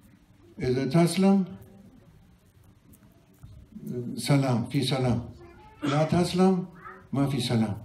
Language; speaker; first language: Arabic; non-native, learner; German